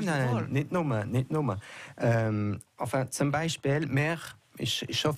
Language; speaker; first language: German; non-native, local second language; French